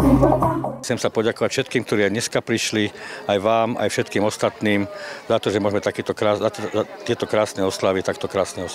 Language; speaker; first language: Slovak; native; Slovak